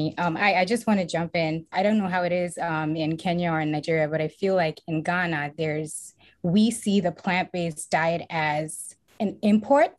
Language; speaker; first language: English; non-native, local second language; Akan